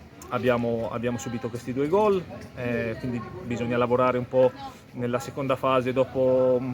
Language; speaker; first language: Italian; non-native, fluent; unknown